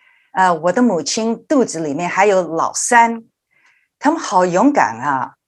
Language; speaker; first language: Chinese; early bilingual, heritage; Chinese